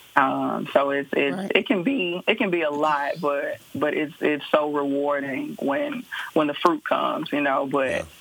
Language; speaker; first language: English; native; English